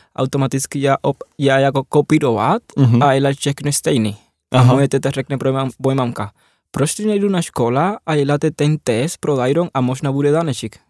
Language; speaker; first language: Czech; non-native, learner; Spanish